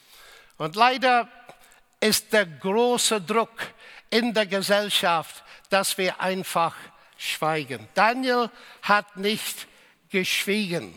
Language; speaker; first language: German; non-native, fluent; English